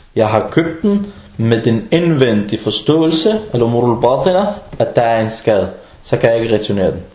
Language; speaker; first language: Danish; non-native, fluent; Arabic